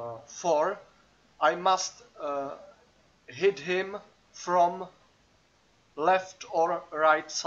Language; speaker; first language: English; non-native, learner; Czech